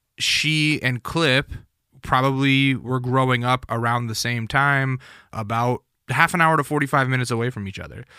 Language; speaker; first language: English; native; English